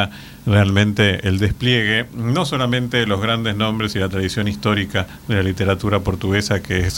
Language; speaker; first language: Spanish; native; Spanish